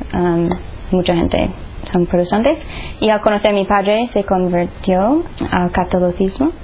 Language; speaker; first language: Spanish; non-native, fluent; English